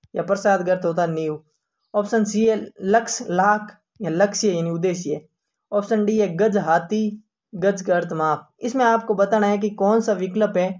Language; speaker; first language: Hindi; native; Hindi